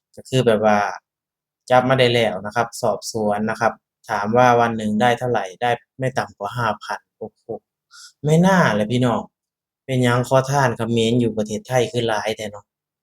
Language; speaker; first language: Thai; native; Thai